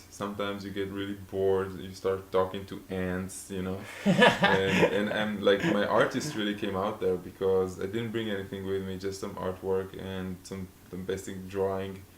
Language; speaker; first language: English; non-native, fluent; Hebrew